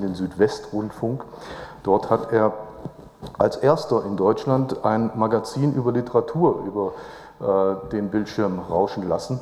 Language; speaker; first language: German; native; German